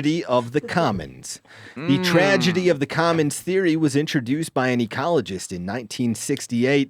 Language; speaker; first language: English; native; English